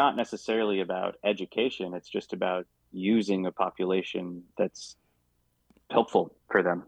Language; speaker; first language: English; native; English